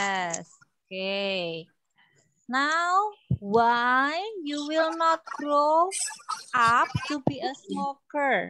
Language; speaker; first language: English; non-native, fluent; Indonesian